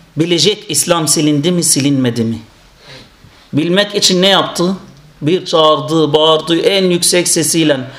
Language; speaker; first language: Turkish; non-native, fluent; Arabic